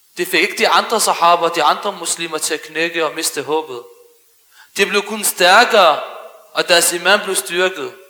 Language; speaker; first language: Danish; early bilingual, other home language; Arabic